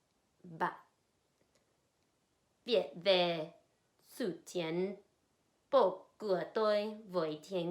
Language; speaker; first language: Vietnamese; non-native, learner; English